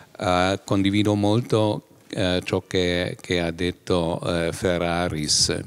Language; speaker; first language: Italian; non-native, fluent; German